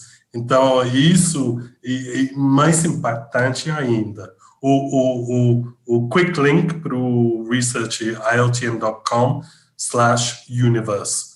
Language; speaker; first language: Portuguese; non-native, fluent; English